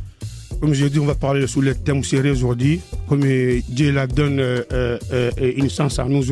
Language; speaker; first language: French; early bilingual, other home language; Soninke